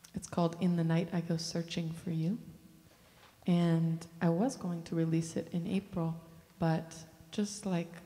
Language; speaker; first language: English; native; English